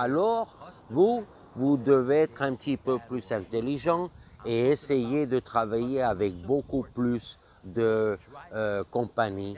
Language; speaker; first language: French; non-native, fluent; English